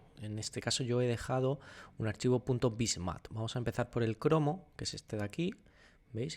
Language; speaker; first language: Spanish; native; Spanish